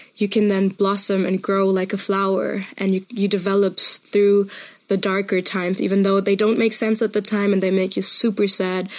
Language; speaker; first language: English; non-native, fluent; German